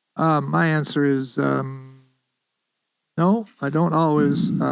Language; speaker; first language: English; native; English